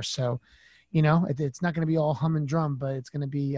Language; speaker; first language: English; native; English